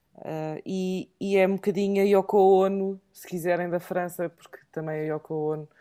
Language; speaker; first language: Portuguese; early bilingual, other home language; English